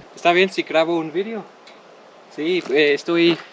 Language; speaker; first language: Spanish; non-native, learner; English